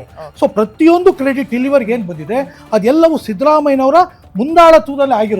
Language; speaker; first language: Kannada; native; Kannada